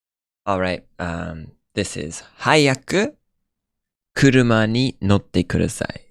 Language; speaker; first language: Japanese; non-native, fluent; English